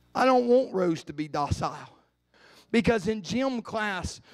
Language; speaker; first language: English; native; English